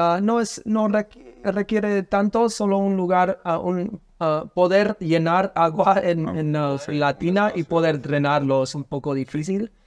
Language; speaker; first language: Spanish; non-native, learner; English